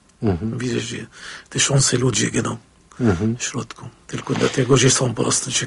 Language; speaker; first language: Polish; non-native, fluent; Arabic